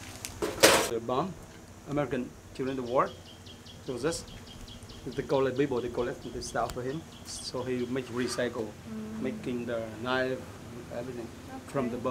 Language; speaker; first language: English; non-native, learner; Vietnamese